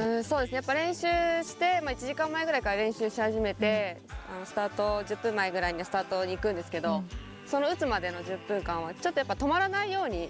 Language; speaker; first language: Japanese; native; Japanese